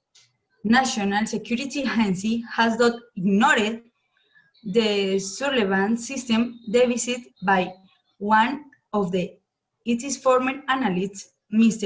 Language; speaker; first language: English; non-native, learner; Spanish